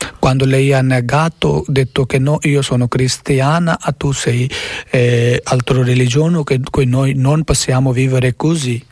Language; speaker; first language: Italian; non-native, learner; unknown